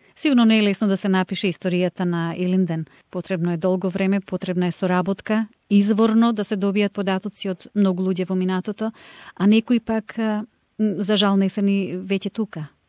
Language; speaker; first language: Macedonian; native; Macedonian